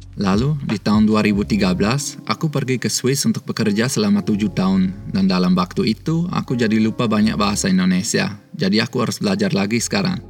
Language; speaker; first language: Indonesian; early bilingual, other home language; Swiss German